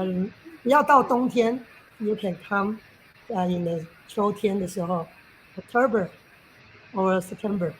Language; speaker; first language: English; non-native, learner; Chinese